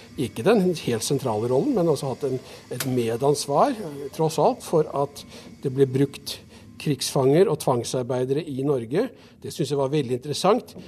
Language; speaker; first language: Norwegian; native; Norwegian